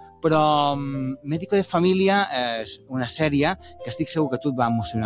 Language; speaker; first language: Catalan; native; Catalan